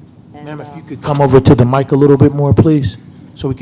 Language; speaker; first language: English; native; English